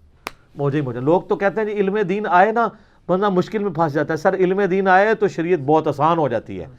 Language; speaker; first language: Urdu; non-native, local second language; Punjabi